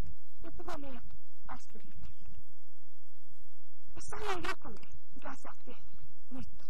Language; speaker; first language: Finnish; early bilingual, heritage; Finnish